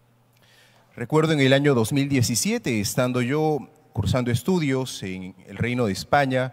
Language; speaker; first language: Spanish; native; Spanish